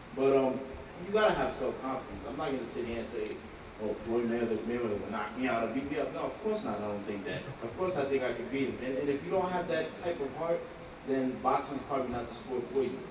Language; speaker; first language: English; native; English